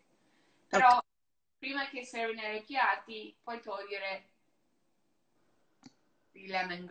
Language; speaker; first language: Italian; non-native, learner; English